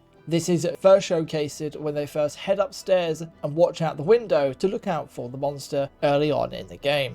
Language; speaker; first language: English; native; English